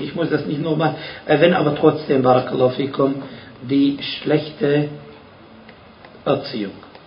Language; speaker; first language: German; non-native, fluent; Arabic